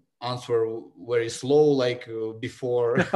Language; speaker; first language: English; non-native, learner; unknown